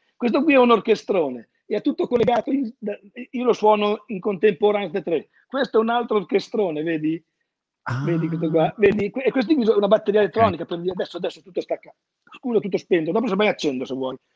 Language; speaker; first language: Italian; native; Italian